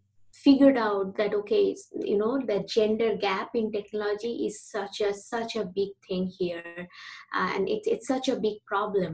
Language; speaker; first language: English; non-native, local second language; Bangla